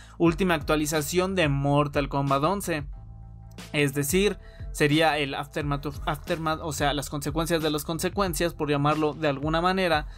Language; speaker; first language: Spanish; native; Spanish